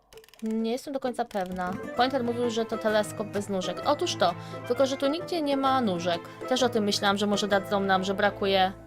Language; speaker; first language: Polish; native; Polish